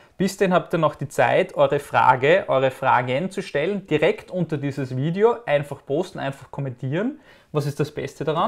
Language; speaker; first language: German; native; German